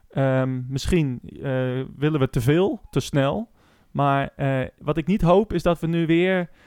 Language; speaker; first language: Dutch; native; Dutch